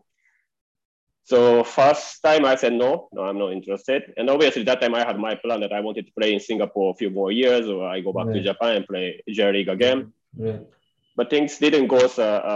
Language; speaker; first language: English; non-native, fluent; Japanese